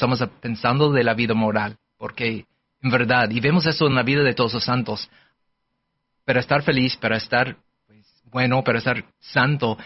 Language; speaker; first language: Spanish; non-native, fluent; English